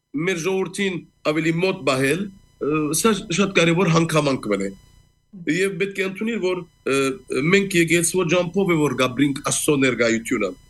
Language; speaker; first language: Armenian; native; Armenian